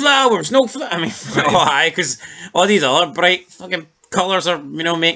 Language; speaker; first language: English; native; English